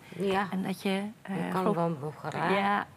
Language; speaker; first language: Dutch; non-native, learner; Bulgarian